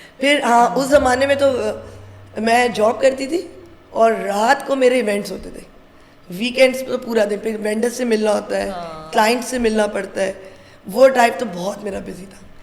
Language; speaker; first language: Urdu; native; Urdu